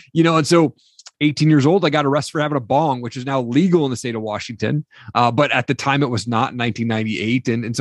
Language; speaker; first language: English; native; English